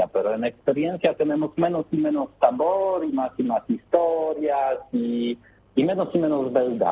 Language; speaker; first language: Spanish; non-native, learner; Polish